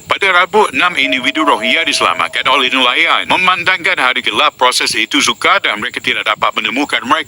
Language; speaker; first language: Malay; native; Malay